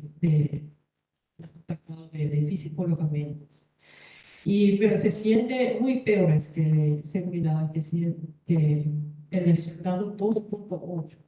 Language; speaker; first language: Spanish; non-native, learner; Korean